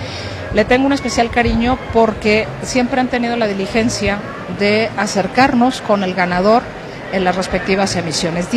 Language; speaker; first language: Spanish; native; Spanish